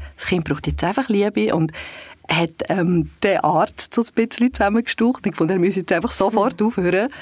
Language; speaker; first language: German; early bilingual, other home language; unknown